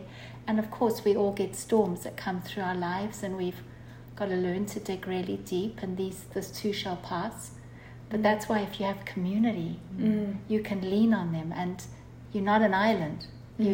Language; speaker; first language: English; native; English